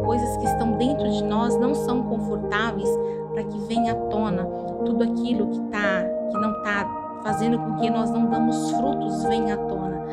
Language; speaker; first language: Portuguese; native; Portuguese